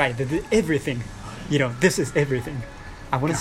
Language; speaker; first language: English; non-native, learner; Japanese